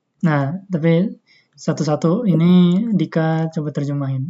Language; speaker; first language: Indonesian; native; Indonesian